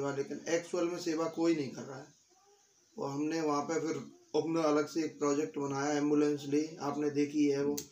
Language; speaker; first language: Hindi; native; Hindi